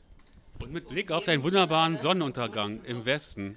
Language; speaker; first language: German; native; German